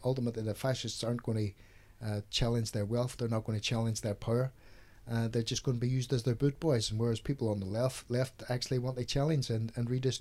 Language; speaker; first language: English; native; English